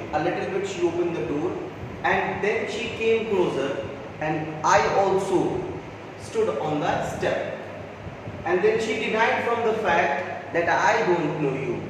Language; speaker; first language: English; non-native, local second language; Hindi